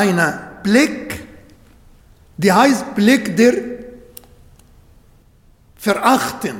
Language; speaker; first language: German; non-native, fluent; Arabic